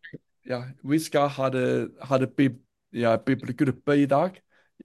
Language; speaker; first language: Swedish; non-native, learner; Chinese